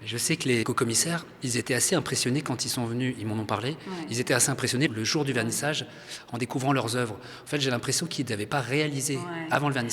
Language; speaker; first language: French; native; French